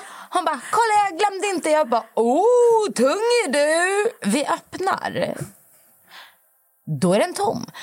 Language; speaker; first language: Swedish; native; Swedish